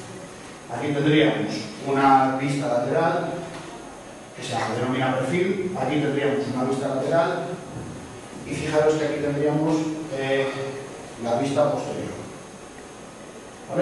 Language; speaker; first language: Spanish; native; Spanish